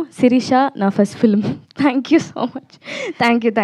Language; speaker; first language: Telugu; non-native, learner; Tamil